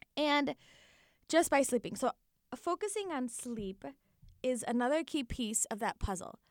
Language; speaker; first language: English; native; English